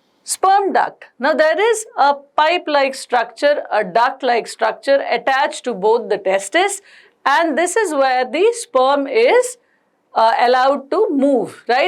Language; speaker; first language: English; non-native, local second language; Hindi